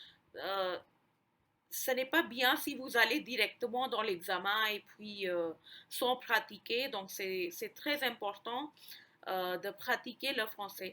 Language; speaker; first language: French; non-native, fluent; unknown